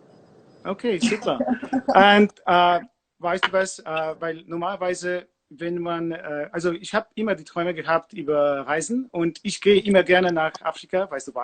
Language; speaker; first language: German; non-native, learner; Polish